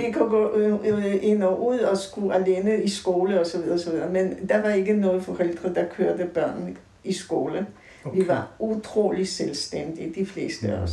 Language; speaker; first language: Danish; native; Danish